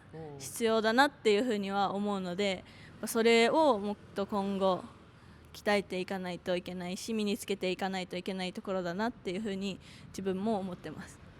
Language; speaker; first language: Japanese; native; Japanese